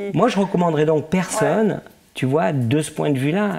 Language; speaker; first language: French; native; French